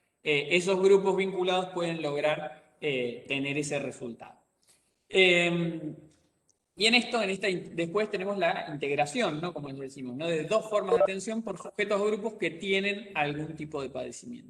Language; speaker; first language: Spanish; native; Spanish